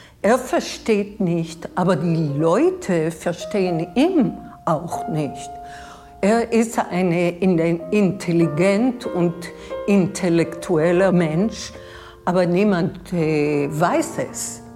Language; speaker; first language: German; non-native, fluent; Hebrew